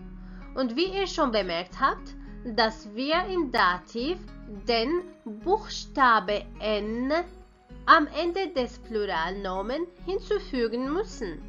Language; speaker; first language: German; non-native, fluent; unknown